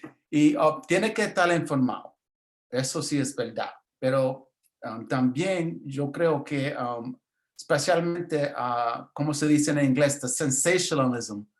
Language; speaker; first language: Spanish; early bilingual, heritage; English